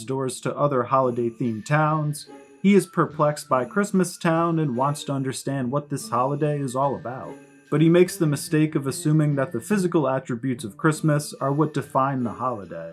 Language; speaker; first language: English; native; English